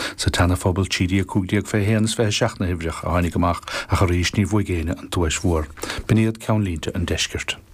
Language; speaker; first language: Irish; native; Irish